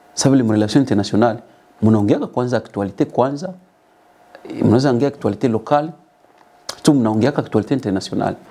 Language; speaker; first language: French; non-native, local second language; Swahili